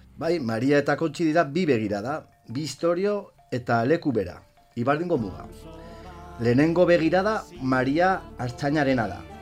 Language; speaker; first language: Basque; non-native, local second language; Spanish